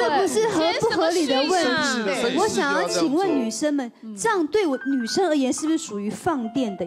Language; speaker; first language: Chinese; native; Chinese